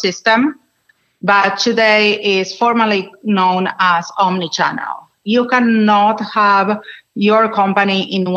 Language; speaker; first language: English; non-native, fluent; Spanish